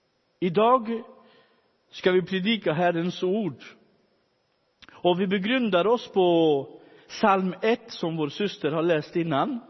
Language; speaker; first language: Swedish; non-native, fluent; Romany